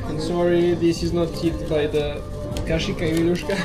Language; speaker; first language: English; non-native, learner; Serbian